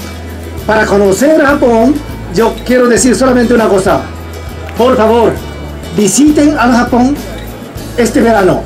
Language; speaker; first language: Spanish; non-native, learner; Japanese